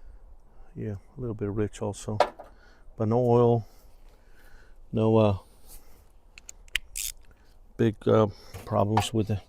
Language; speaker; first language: English; native; English